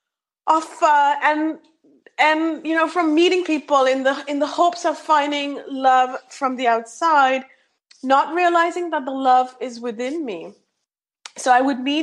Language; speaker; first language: English; non-native, local second language; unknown